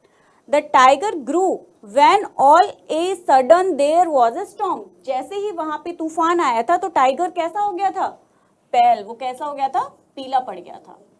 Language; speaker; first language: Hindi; native; Hindi